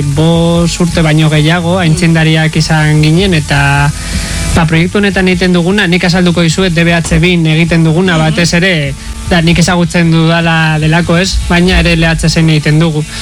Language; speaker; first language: Basque; native; Basque